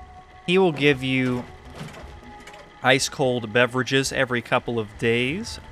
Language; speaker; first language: English; native; English